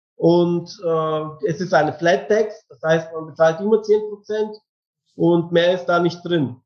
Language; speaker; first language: German; non-native, fluent; Bulgarian